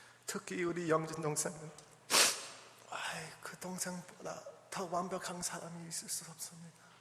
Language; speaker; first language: Korean; early bilingual, heritage; English